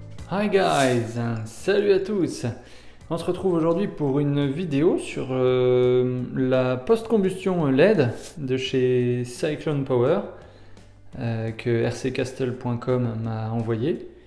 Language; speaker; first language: French; native; French